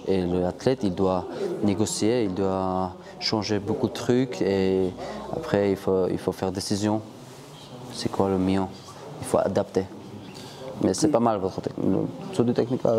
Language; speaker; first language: French; non-native, learner; Georgian